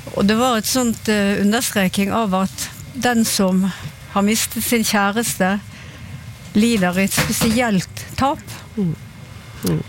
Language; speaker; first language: Norwegian; native; Norwegian